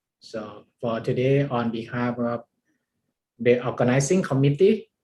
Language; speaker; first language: English; non-native, learner; Thai